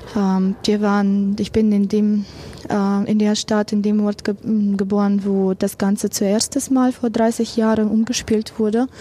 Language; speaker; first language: German; non-native, fluent; Russian